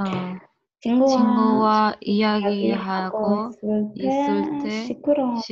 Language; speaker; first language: Korean; non-native, learner; Spanish